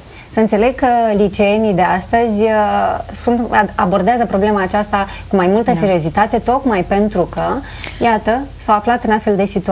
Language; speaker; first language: Romanian; native; Romanian